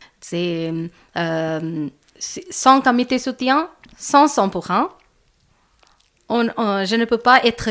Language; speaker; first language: French; non-native, learner; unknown